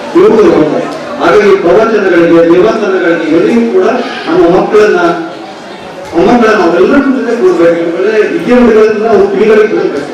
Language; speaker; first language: Kannada; native; Kannada